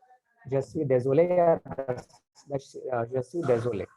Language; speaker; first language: French; non-native, learner; Hindi